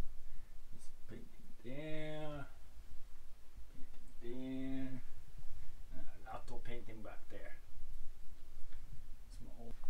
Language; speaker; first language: English; non-native, learner; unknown